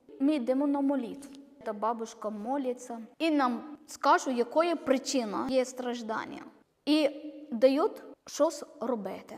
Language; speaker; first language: Ukrainian; non-native, learner; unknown